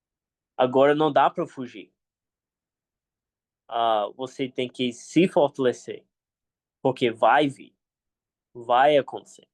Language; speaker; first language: Portuguese; non-native, fluent; English